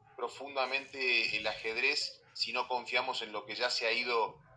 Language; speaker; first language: Spanish; native; Spanish